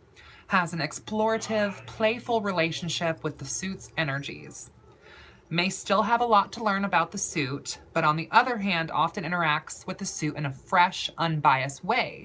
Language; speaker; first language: English; native; English